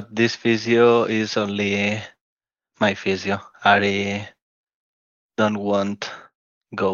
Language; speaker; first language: English; non-native, learner; Spanish